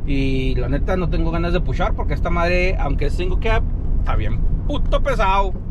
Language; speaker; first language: Spanish; early bilingual, other home language; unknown